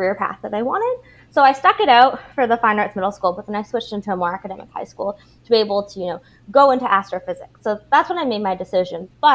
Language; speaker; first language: English; native; English